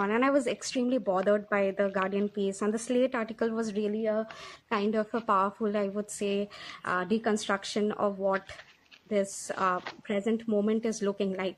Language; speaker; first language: English; non-native, local second language; Bangla